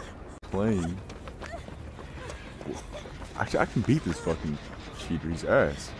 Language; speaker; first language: English; native; English